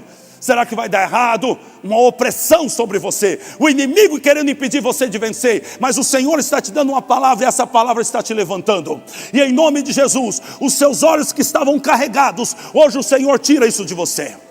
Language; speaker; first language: Portuguese; native; Portuguese